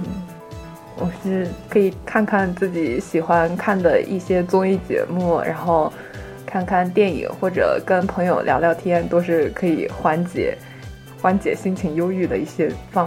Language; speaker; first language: Chinese; native; Chinese